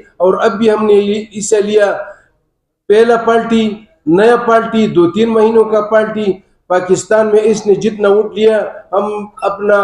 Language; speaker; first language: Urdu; non-native, local second language; Pashto